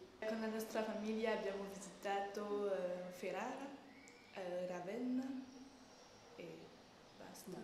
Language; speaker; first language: Italian; non-native, learner; French